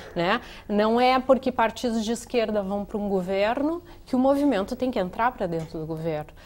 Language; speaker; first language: Portuguese; native; Portuguese